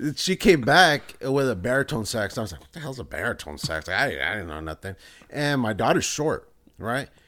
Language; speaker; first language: English; early bilingual, other home language; Spanish